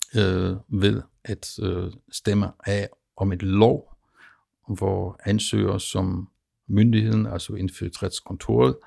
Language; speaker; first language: Danish; non-native, fluent; German